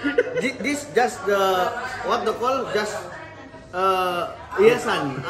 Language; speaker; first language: English; non-native, learner; Malay